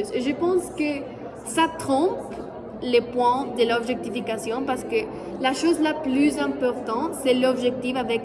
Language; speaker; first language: French; non-native, fluent; Spanish